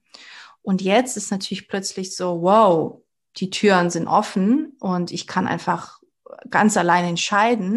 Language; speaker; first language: German; early bilingual, other home language; Portuguese